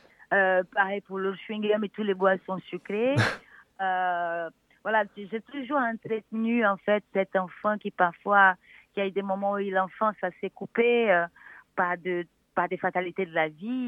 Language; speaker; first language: French; non-native, fluent; Portuguese